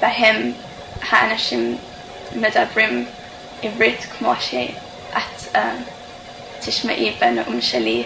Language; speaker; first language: Hebrew; non-native, fluent; English